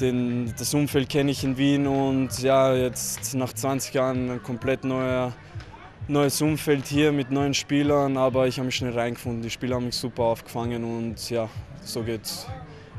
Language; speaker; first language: German; early bilingual, other home language; Croatian